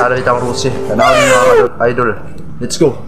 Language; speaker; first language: Filipino; non-native, local second language; Cebuano